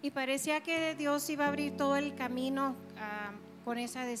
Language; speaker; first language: Spanish; native; Spanish